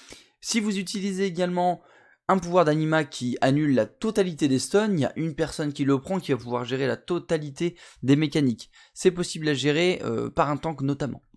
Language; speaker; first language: French; native; French